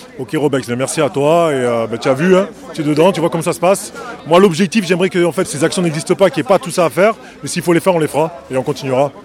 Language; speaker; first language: French; native; French